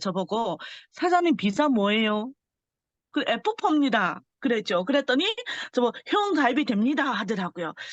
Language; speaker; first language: Korean; early bilingual, heritage; Korean